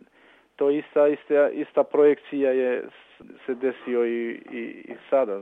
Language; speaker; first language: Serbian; non-native, local second language; Albanian